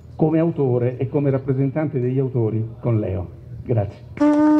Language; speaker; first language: Italian; native; Italian